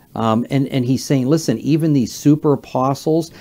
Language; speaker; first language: English; native; English